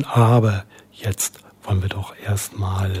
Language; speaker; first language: German; native; German